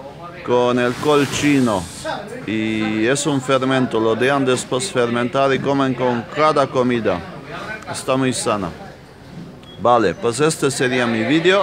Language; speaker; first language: Spanish; non-native, fluent; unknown